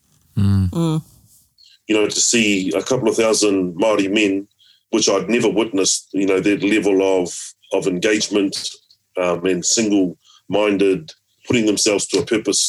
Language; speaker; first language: English; native; English